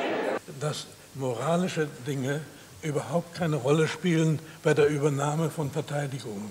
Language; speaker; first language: German; native; German